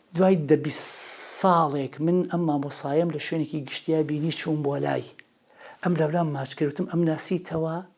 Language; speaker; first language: Central Kurdish; native; Central Kurdish